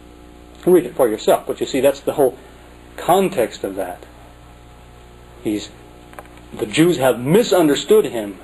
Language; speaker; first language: English; native; English